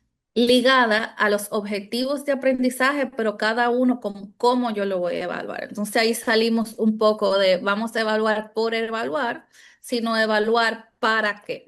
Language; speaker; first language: Spanish; native; Spanish